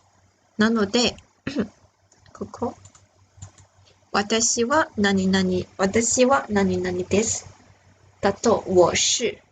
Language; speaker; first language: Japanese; non-native, fluent; Chinese